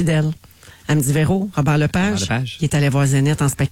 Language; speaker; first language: French; native; French